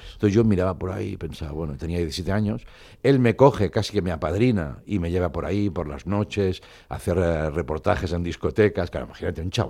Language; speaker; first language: Spanish; non-native, local second language; Catalan